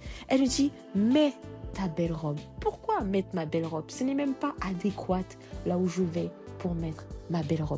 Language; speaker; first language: French; native; French